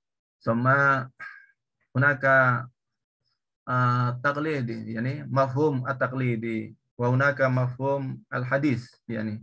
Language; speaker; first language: Arabic; non-native, learner; Indonesian